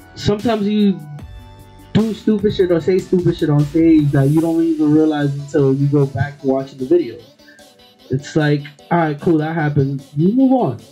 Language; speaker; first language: English; early bilingual, other home language; Spanish